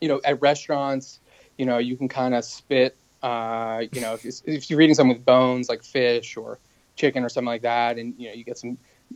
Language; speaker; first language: English; native; English